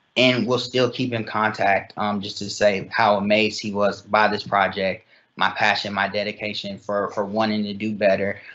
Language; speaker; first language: English; native; English